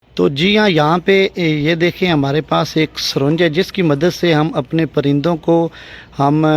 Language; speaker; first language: Urdu; native; Urdu